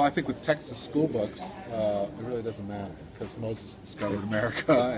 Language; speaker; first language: English; native; English